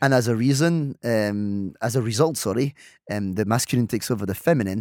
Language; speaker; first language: English; non-native, fluent; French